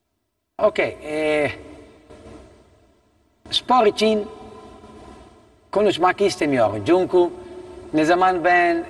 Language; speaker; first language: Turkish; non-native, learner; Italian